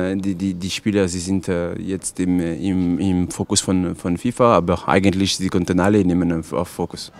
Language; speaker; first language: German; non-native, learner; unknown